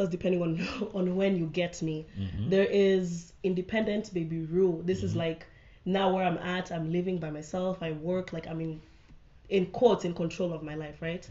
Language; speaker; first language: English; non-native, local second language; Swahili